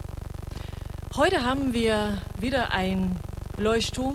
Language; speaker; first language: German; non-native, fluent; Russian